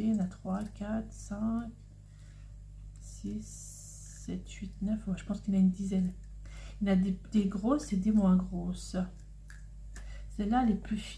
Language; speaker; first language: French; native; French